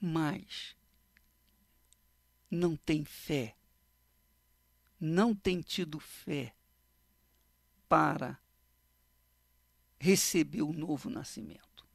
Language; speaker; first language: Portuguese; native; Portuguese